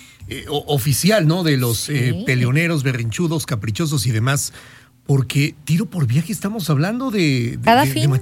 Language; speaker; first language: Spanish; native; Spanish